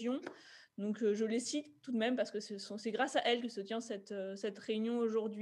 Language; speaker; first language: French; native; French